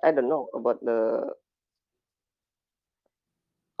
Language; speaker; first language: English; non-native, learner; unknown